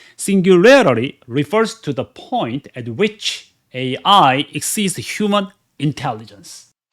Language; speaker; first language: English; non-native, fluent; Korean